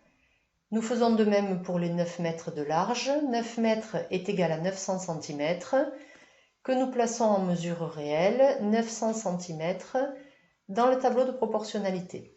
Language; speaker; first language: French; native; French